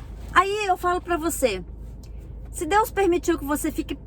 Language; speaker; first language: Portuguese; native; Portuguese